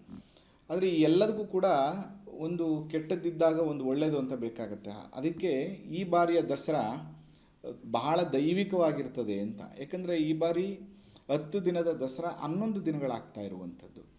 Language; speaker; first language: Kannada; native; Kannada